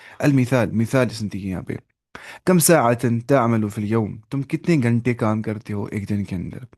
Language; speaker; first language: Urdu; non-native, local second language; Kashmiri